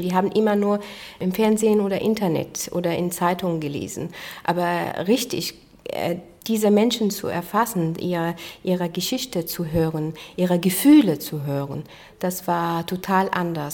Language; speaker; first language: German; non-native, fluent; Arabic